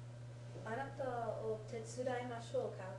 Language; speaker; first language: Japanese; non-native, learner; English